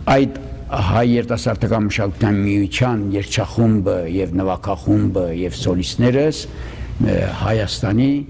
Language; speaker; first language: Armenian; early bilingual, heritage; Armenian